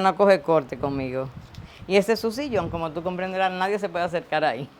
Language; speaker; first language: Spanish; native; Spanish